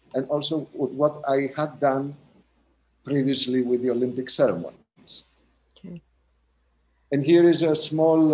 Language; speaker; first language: English; non-native, fluent; Greek